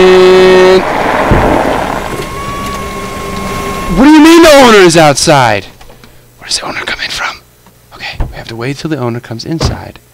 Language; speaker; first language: English; native; English